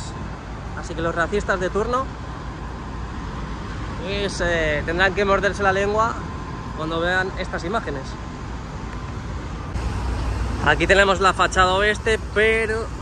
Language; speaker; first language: Spanish; native; Spanish